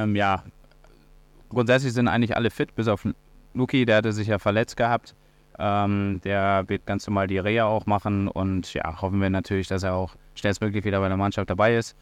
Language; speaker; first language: German; native; German